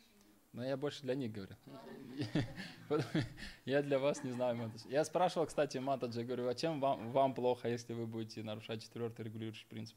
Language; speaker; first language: Russian; native; Russian